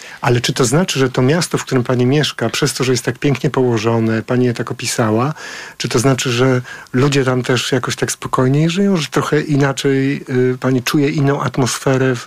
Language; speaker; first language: Polish; native; Polish